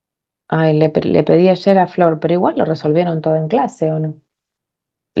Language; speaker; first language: Spanish; native; Spanish